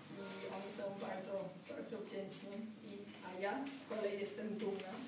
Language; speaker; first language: Polish; non-native, fluent; Georgian